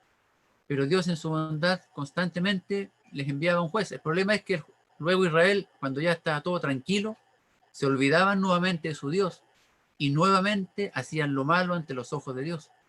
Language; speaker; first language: Spanish; native; Spanish